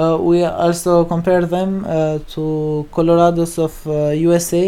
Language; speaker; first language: English; non-native, learner; Albanian